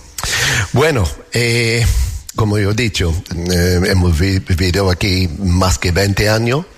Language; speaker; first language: Spanish; non-native, learner; English